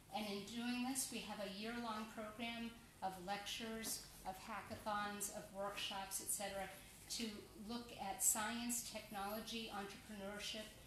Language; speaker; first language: English; native; English